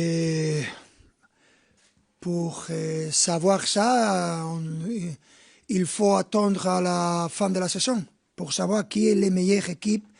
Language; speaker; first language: French; non-native, fluent; Spanish